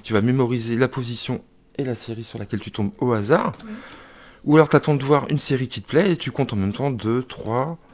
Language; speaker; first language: French; native; French